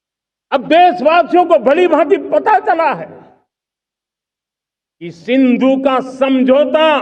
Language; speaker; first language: Hindi; non-native, local second language; Gujarati